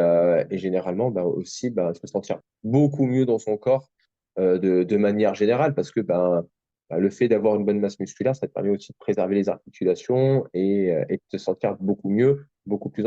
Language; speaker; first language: French; native; French